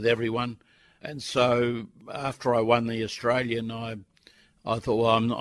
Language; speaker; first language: English; native; English